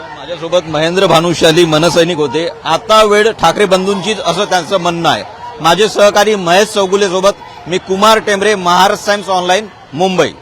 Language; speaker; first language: Marathi; native; Marathi